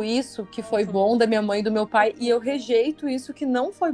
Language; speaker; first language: Portuguese; native; Portuguese